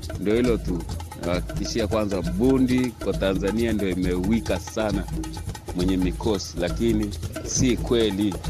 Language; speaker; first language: Swahili; native; Swahili